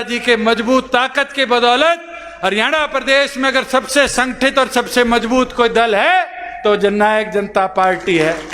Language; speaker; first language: Hindi; native; Hindi